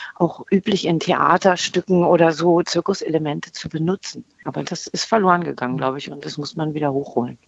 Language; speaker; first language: German; native; German